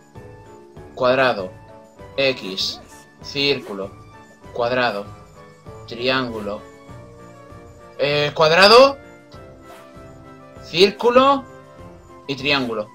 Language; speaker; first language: Spanish; native; Spanish